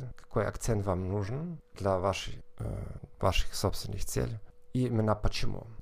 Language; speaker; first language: Russian; non-native, fluent; German